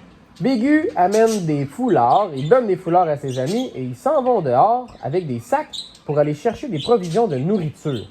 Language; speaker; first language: French; native; French